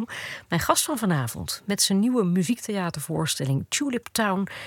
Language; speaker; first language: Dutch; native; Dutch